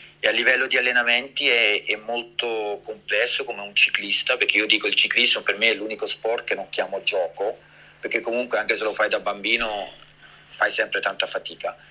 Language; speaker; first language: Italian; early bilingual, heritage; Italian